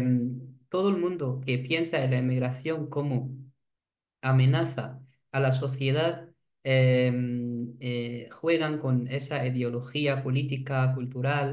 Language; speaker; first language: Spanish; non-native, fluent; Arabic